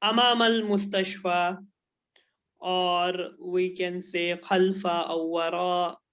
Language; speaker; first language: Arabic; non-native, fluent; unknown